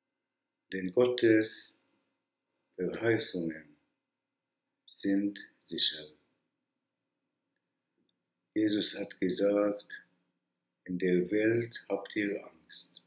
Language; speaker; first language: German; non-native, fluent; Arabic